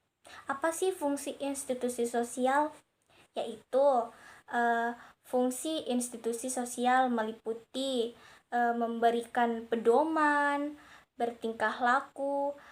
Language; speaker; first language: Indonesian; native; Indonesian